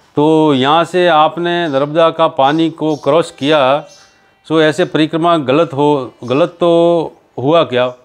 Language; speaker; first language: Hindi; native; Hindi